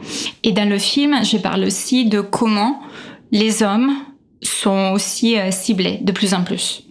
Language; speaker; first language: French; non-native, fluent; Italian